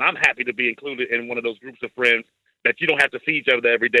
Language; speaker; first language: English; native; English